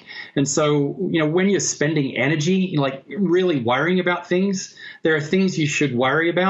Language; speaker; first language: English; native; English